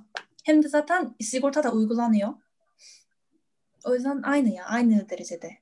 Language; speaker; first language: Turkish; non-native, fluent; Korean